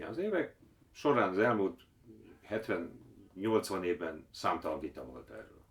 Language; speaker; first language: Hungarian; native; Hungarian